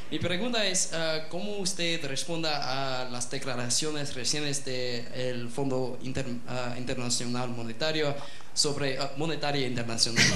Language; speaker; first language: Spanish; non-native, learner; English